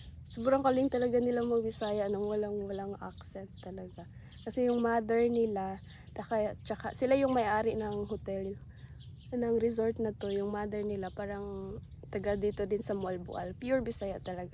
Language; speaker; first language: Filipino; non-native, local second language; Cebuano